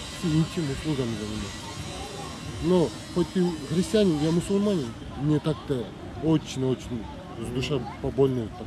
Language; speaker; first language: Russian; non-native, local second language; Kazakh